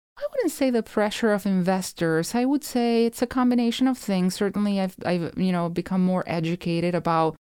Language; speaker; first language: English; non-native, fluent; Spanish